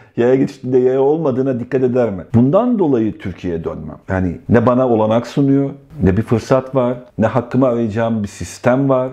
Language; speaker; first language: Turkish; native; Turkish